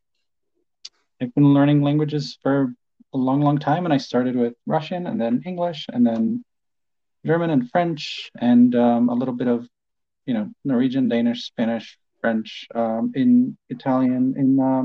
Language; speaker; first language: English; non-native, fluent; Polish